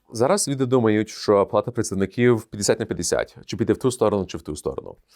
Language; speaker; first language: Ukrainian; early bilingual, heritage; Ukrainian